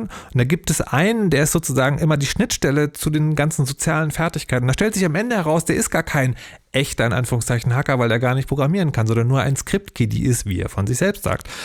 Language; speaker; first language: German; native; German